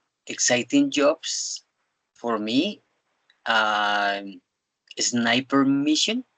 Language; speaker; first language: English; non-native, learner; Spanish